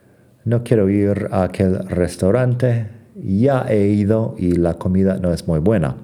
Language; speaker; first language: Spanish; non-native, fluent; English